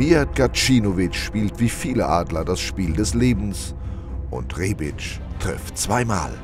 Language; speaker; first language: German; native; German